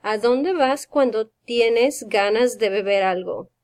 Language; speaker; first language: Spanish; non-native, fluent; English